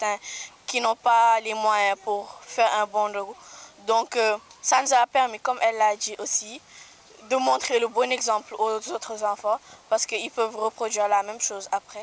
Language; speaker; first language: French; non-native, local second language; Wolof